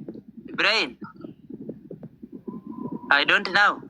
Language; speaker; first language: English; non-native, learner; Oromo